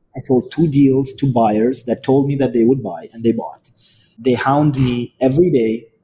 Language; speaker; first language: English; non-native, fluent; Arabic